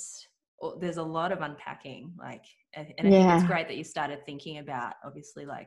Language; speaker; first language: English; non-native, local second language; Cantonese